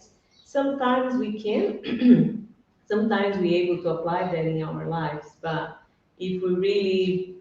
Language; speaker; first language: English; non-native, fluent; Portuguese